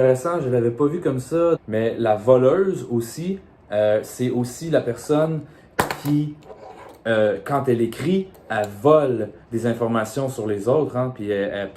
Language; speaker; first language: French; native; French